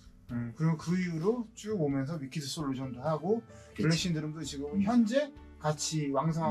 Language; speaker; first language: Korean; native; Korean